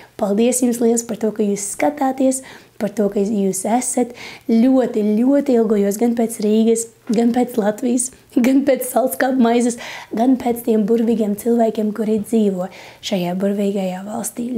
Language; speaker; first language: Latvian; non-native, local second language; Russian